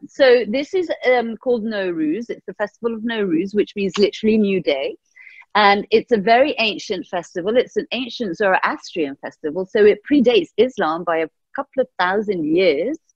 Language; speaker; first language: English; early bilingual, other home language; Persian